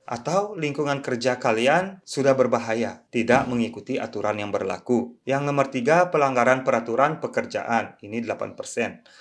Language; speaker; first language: Indonesian; early bilingual, other home language; Japanese